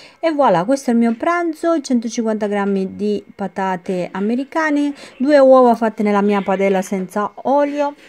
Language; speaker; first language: Italian; non-native, fluent; Romanian